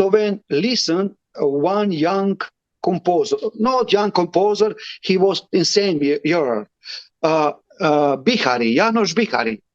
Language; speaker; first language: English; non-native, learner; Romany